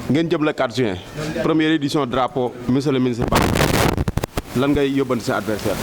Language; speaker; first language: Wolof; native; Wolof